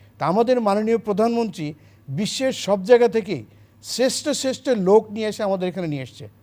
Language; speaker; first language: Bangla; native; Bangla